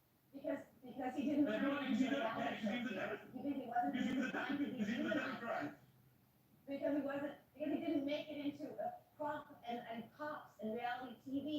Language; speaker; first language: English; native; English